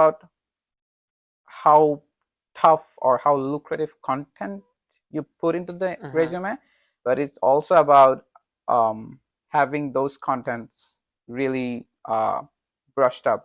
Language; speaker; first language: English; non-native, local second language; Bangla